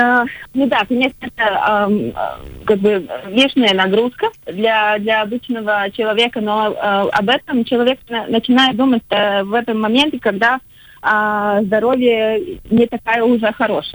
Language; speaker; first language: Russian; non-native, local second language; Latvian